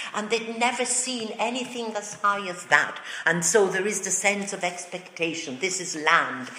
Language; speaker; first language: English; native; English